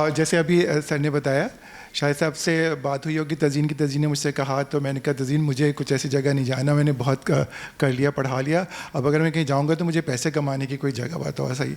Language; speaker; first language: Urdu; native; Urdu